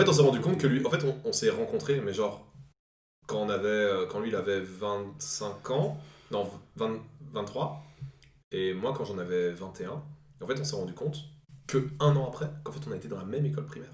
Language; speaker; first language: French; native; French